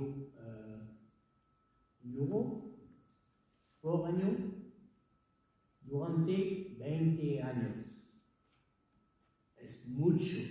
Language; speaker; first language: Spanish; non-native, learner; French